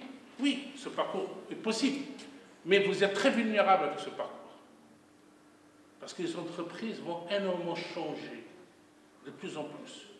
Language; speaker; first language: French; non-native, local second language; Arabic